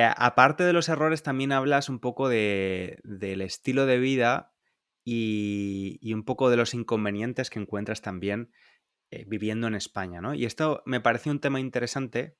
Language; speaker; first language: Spanish; native; Spanish